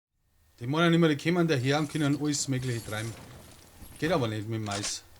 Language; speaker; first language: German; native; German